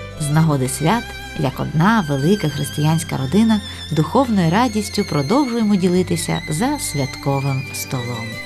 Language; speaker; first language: Ukrainian; native; Ukrainian